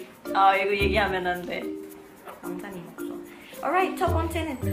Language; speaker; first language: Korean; non-native, fluent; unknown